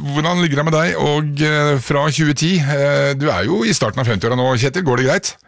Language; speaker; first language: Norwegian; native; Norwegian